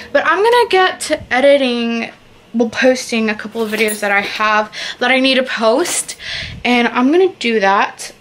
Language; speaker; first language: English; early bilingual, other home language; Spanish